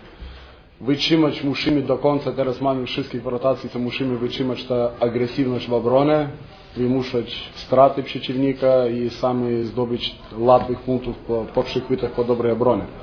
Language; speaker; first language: Polish; non-native, fluent; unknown